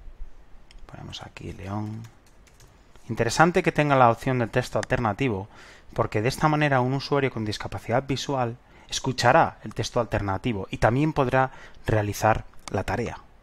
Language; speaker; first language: Spanish; native; Spanish